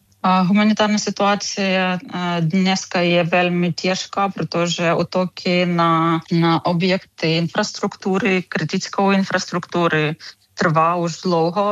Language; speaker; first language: Czech; non-native, fluent; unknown